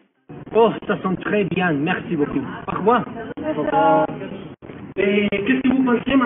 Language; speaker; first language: French; non-native, learner; Spanish